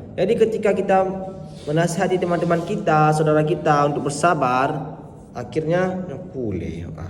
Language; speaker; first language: Malay; non-native, local second language; Achinese